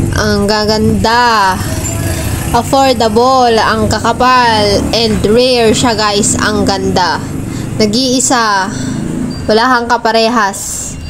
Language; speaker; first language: Filipino; non-native, local second language; Iloko